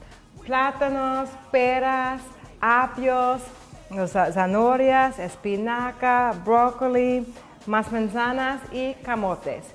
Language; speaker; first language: Spanish; non-native, learner; English